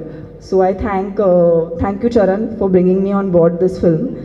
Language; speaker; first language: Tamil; non-native, learner; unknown